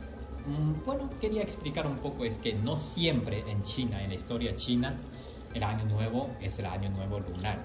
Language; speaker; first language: Spanish; non-native, fluent; Chinese